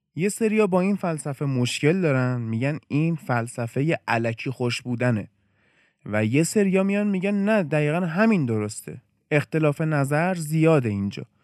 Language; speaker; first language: Persian; native; Persian